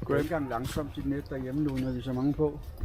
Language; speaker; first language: Danish; native; Danish